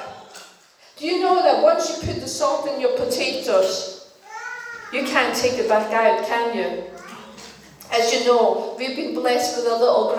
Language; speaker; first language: English; non-native, fluent; Danish